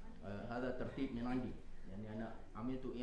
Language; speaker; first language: Arabic; non-native, fluent; Malay